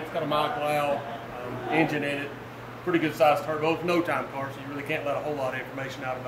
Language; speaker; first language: English; native; English